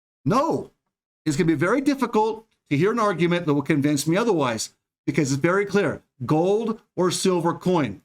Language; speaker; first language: English; native; English